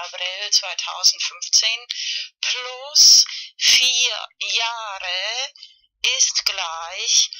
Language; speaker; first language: German; non-native, fluent; Spanish